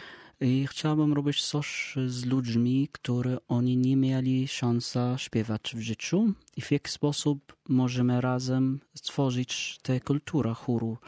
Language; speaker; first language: Polish; non-native, learner; Arabic